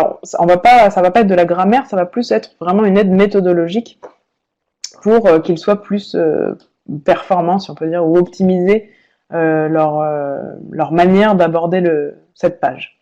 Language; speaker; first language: French; native; French